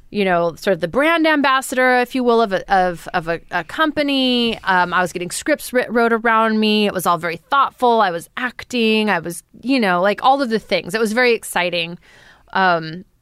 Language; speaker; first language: English; native; English